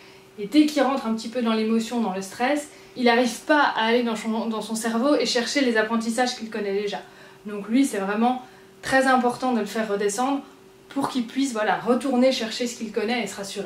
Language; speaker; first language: French; native; French